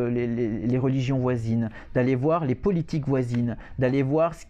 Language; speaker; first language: French; native; French